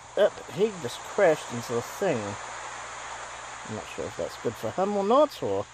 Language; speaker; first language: English; native; English